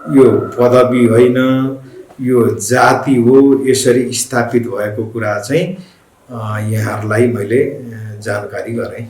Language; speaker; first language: Nepali; non-native, local second language; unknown